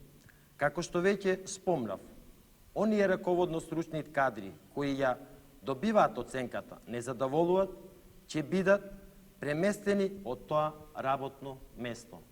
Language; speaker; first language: Macedonian; native; Macedonian